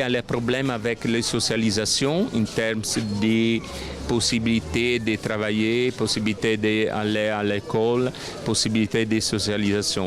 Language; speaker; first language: French; non-native, fluent; Italian